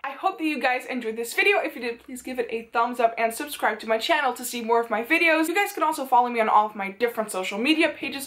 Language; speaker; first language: English; non-native, fluent; Dutch